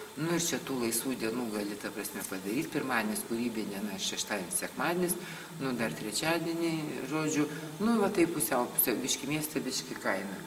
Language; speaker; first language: Lithuanian; native; Lithuanian